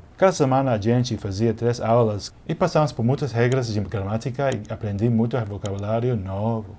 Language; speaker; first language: Portuguese; non-native, learner; English